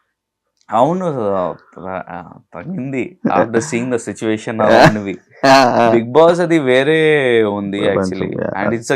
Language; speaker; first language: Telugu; non-native, local second language; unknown